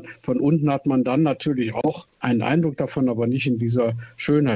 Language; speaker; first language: German; native; German